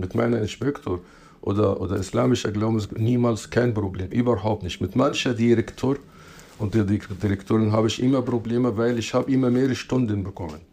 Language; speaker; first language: German; non-native, fluent; Arabic